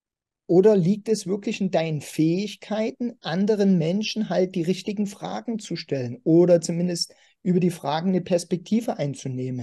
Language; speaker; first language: German; native; German